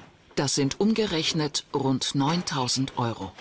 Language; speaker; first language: German; native; German